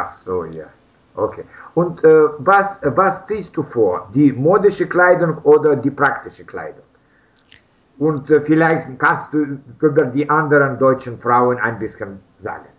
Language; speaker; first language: German; non-native, learner; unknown